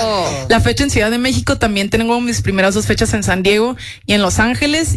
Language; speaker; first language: Spanish; native; Spanish